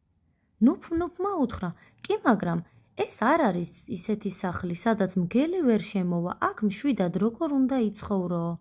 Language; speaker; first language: Georgian; native; Georgian